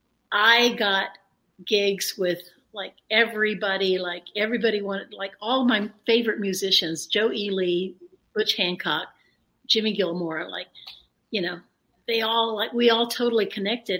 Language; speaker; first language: English; early bilingual, other home language; Spanish